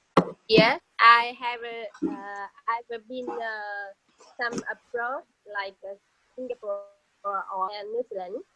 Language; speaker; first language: English; non-native, learner; Vietnamese